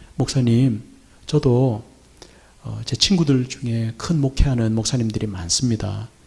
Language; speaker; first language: Korean; native; Korean